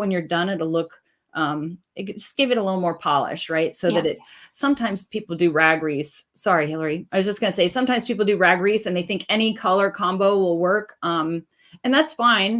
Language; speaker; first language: English; native; English